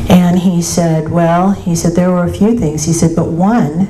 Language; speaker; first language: English; native; English